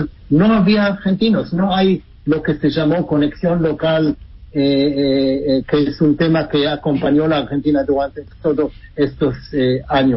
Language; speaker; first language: Spanish; non-native, fluent; Hebrew